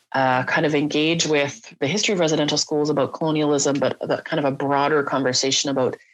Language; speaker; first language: English; native; English